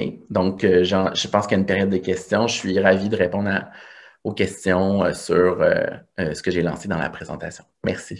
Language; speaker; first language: French; native; French